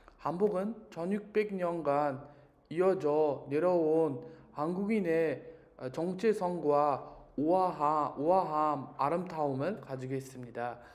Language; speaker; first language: Korean; non-native, fluent; Uzbek